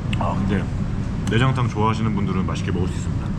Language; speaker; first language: Korean; native; Korean